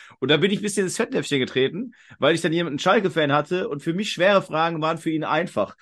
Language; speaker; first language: German; native; German